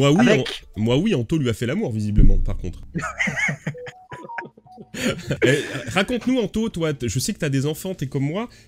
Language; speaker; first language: French; native; French